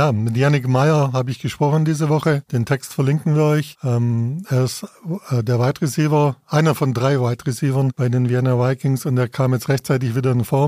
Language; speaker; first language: German; native; German